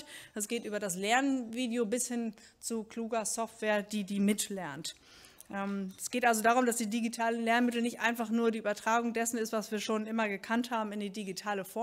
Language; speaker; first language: German; native; German